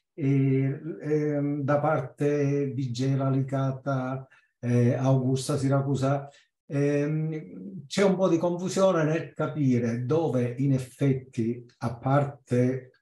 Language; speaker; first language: Italian; native; Italian